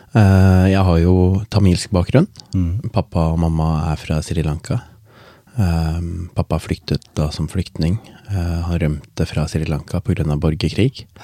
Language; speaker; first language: Norwegian; non-native, local second language; Tamil